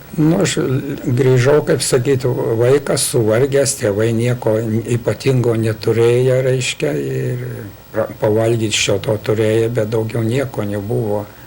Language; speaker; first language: Lithuanian; native; Lithuanian